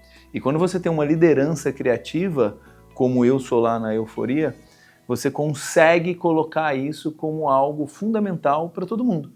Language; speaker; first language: Portuguese; native; Portuguese